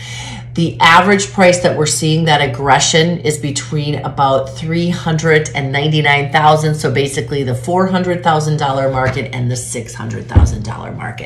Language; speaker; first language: English; native; English